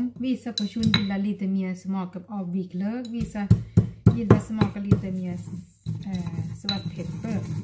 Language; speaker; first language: Swedish; non-native, learner; Thai